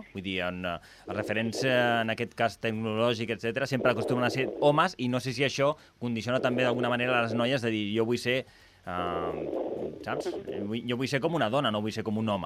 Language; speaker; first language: Catalan; native; Catalan